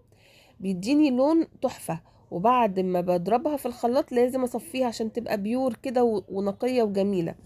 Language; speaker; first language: Arabic; native; Arabic